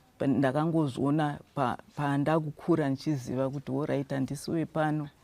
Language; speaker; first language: Shona; non-native, local second language; North Ndebele